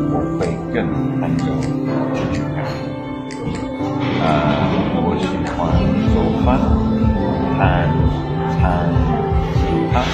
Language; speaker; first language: Chinese; non-native, learner; English